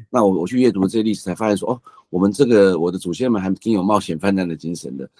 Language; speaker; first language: Chinese; native; Chinese